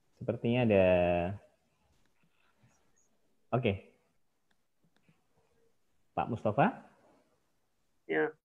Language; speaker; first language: Indonesian; native; Indonesian